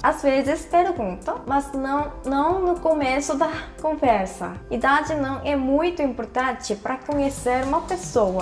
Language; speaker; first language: Portuguese; non-native, fluent; Korean